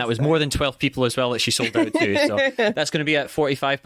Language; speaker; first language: English; native; English